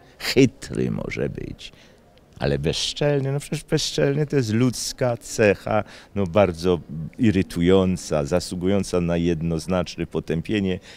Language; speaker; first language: Polish; native; Polish